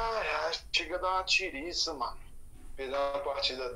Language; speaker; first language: Portuguese; native; Portuguese